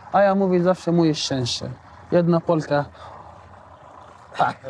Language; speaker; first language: Polish; non-native, learner; Arabic